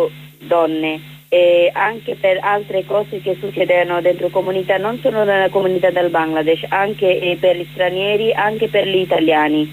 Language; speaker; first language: Italian; non-native, learner; Bangla